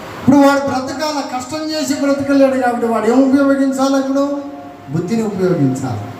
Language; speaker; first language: Telugu; non-native, local second language; Lambadi